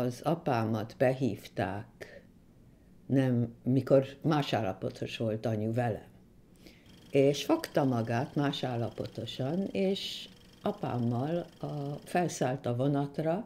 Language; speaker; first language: Hungarian; early bilingual, heritage; Hungarian